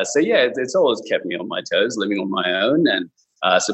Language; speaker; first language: English; non-native, local second language; Cantonese